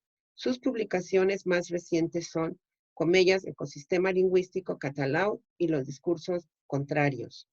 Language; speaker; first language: Spanish; native; Spanish